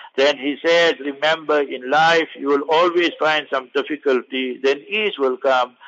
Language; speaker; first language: English; native; English